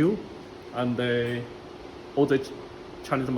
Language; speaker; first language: English; non-native, learner; Chinese